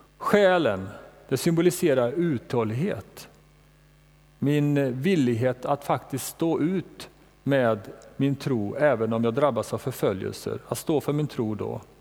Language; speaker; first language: Swedish; native; Swedish